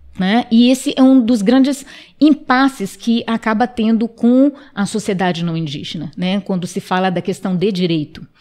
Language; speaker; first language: Portuguese; non-native, local second language; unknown